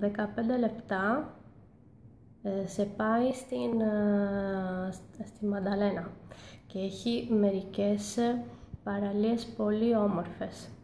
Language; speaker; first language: Greek; non-native, learner; Italian